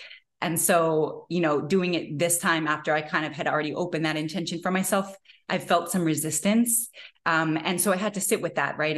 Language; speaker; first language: English; native; English